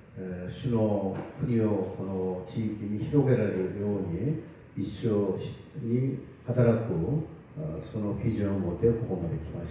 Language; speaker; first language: Japanese; non-native, fluent; Korean